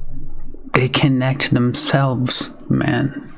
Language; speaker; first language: English; native; English